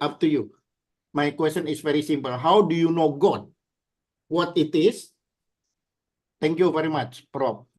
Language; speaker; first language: English; non-native, learner; Indonesian